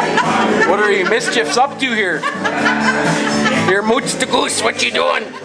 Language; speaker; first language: English; native; English